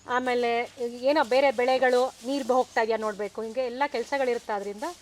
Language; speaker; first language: Kannada; native; Kannada